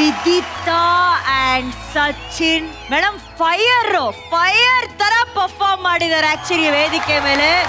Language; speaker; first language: Kannada; native; Kannada